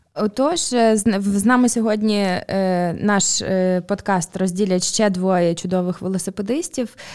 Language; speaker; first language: Ukrainian; native; Ukrainian